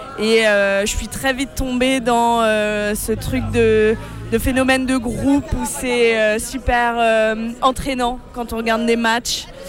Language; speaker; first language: French; native; French